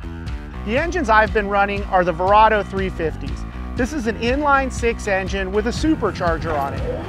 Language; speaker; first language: English; native; English